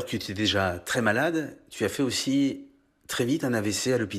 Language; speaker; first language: French; native; French